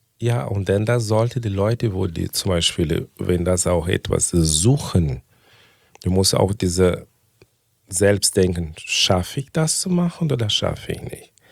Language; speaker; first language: German; non-native, fluent; Portuguese